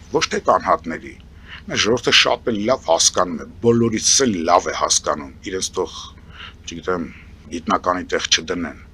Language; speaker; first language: Armenian; native; Armenian